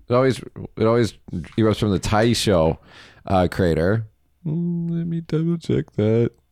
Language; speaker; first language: English; native; English